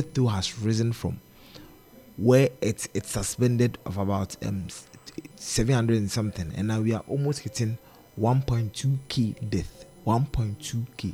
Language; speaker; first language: English; non-native, local second language; Akan